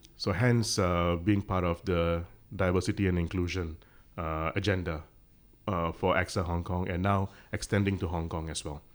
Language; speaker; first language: English; non-native, local second language; Tamil